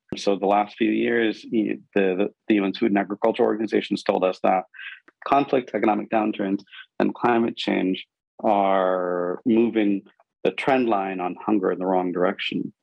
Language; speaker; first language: English; non-native, local second language; Urdu